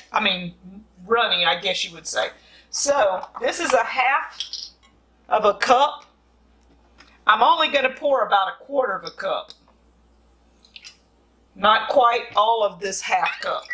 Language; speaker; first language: English; native; English